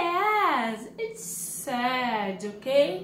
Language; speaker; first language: English; non-native, learner; Portuguese